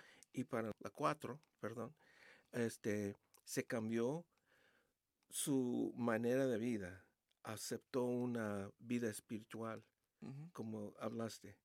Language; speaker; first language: Spanish; early bilingual, heritage; Spanish